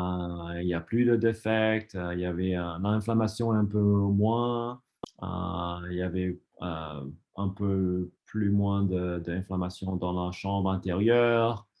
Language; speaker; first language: French; non-native, fluent; English